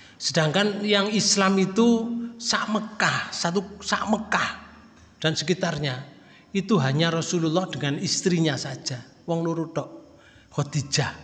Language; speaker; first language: Indonesian; non-native, local second language; Javanese